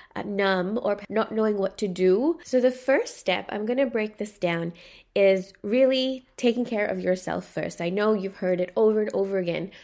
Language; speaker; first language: English; native; English